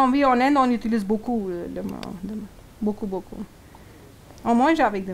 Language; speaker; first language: French; non-native, learner; Hindi